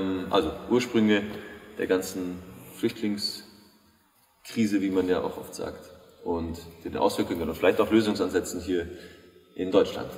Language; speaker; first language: German; native; German